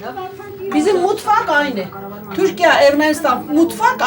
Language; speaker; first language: Turkish; non-native, learner; Armenian